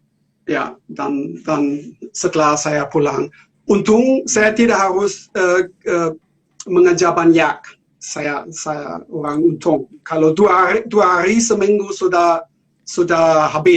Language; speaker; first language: Indonesian; non-native, learner; German